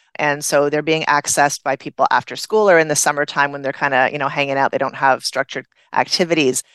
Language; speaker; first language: English; native; English